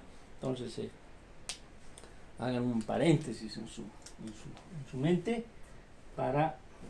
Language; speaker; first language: Spanish; native; Spanish